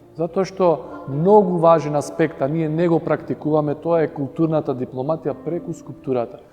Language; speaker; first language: Macedonian; early bilingual, heritage; Macedonian